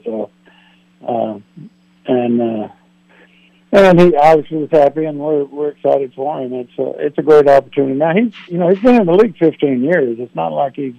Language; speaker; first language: English; native; English